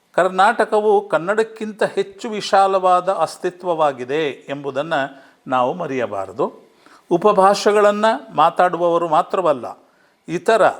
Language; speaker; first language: Kannada; non-native, local second language; Urdu